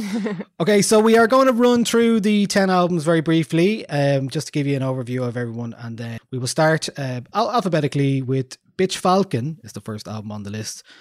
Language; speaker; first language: English; native; English